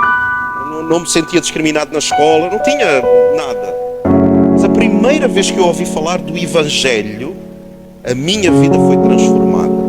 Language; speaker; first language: Portuguese; native; Portuguese